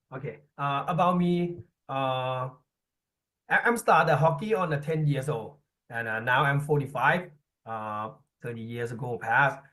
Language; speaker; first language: English; non-native, learner; Thai